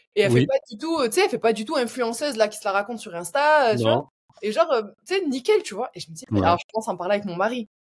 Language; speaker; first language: French; native; French